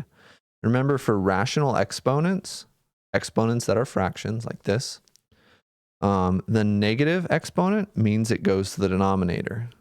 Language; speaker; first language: English; native; English